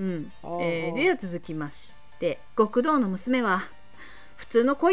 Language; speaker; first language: Japanese; native; Japanese